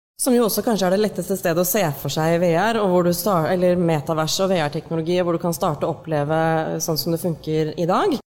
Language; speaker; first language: Norwegian; native; Norwegian